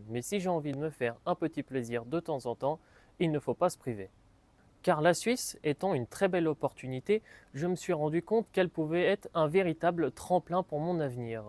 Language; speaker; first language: French; native; French